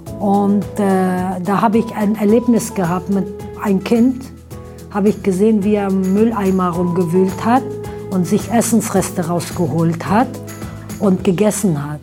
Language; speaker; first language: German; early bilingual, other home language; Aramaic